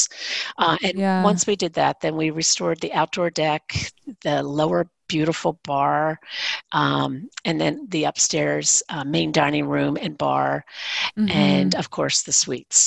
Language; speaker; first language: English; native; English